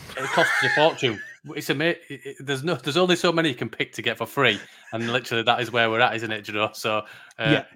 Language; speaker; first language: English; native; English